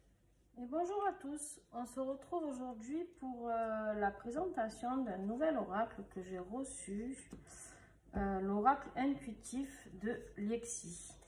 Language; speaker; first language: French; native; French